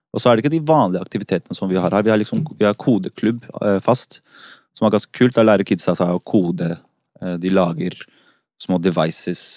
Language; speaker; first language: Norwegian; early bilingual, other home language; Spanish